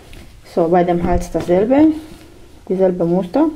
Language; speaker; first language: German; non-native, fluent; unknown